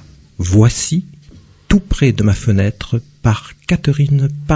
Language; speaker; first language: French; native; French